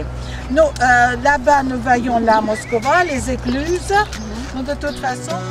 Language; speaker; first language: French; non-native, fluent; Russian